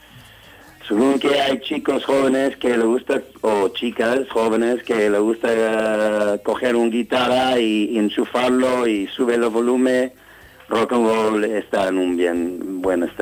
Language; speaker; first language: Spanish; non-native, fluent; English